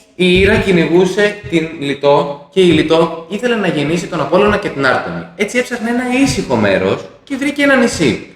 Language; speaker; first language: Greek; native; Greek